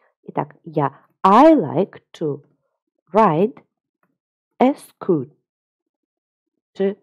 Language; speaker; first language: English; non-native, fluent; Russian